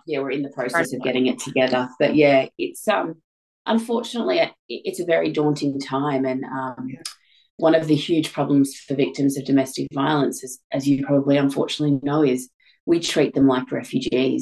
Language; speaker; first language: English; native; English